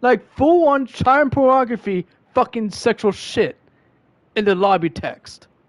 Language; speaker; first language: English; native; English